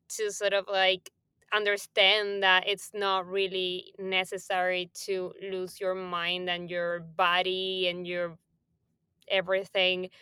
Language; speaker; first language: English; non-native, fluent; Spanish